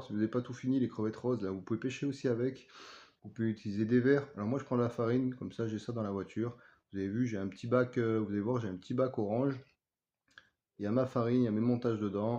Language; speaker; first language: French; native; French